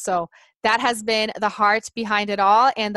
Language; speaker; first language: English; non-native, fluent; Portuguese